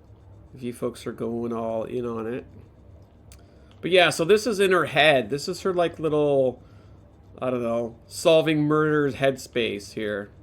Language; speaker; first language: English; native; English